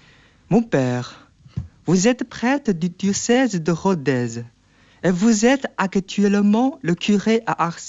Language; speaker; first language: French; non-native, fluent; Chinese